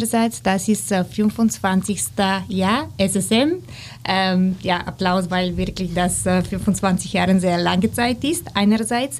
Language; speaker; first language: German; non-native, fluent; Bulgarian